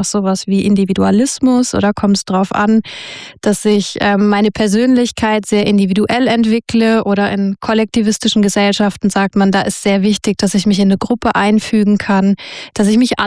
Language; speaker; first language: German; native; German